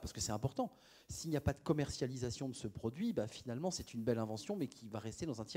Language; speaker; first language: French; native; French